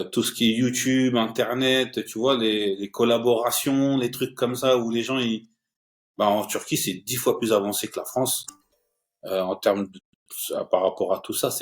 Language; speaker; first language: French; early bilingual, other home language; Turkish